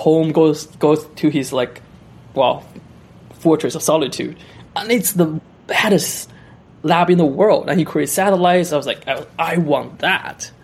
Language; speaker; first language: English; non-native, fluent; Chinese